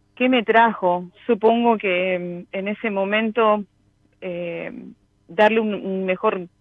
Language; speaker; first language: Spanish; native; Spanish